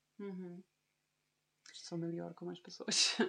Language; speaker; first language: Portuguese; non-native, learner; German